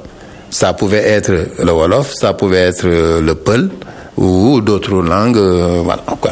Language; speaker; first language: French; non-native, local second language; Wolof